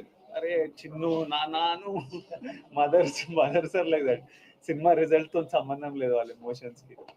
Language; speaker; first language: Telugu; native; Telugu